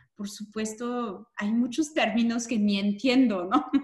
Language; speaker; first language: Spanish; non-native, fluent; French